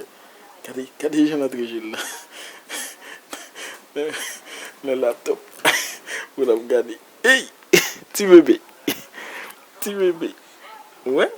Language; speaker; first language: French; non-native, learner; Haitian Creole